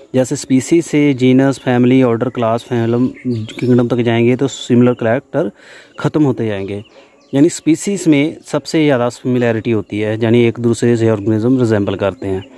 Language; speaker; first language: Hindi; non-native, local second language; Punjabi